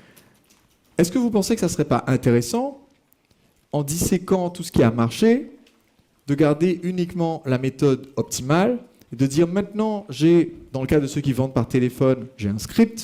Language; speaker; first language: French; native; French